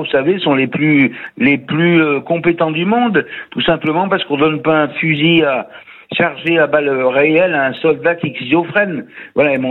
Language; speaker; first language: French; native; French